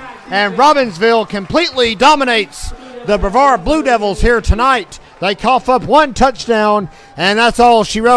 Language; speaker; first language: English; native; English